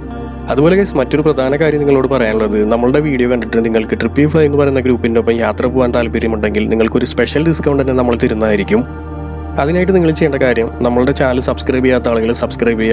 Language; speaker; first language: Malayalam; native; Malayalam